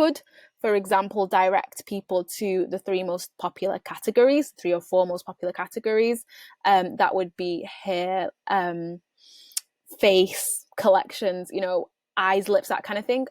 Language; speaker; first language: English; native; English